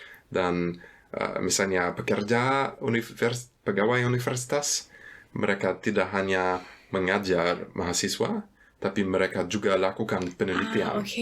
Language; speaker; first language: Indonesian; non-native, fluent; German